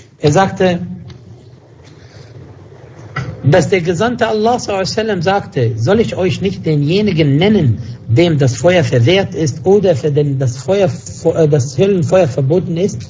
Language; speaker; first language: German; non-native, fluent; Arabic